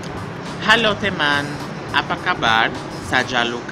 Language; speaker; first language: Indonesian; non-native, learner; Portuguese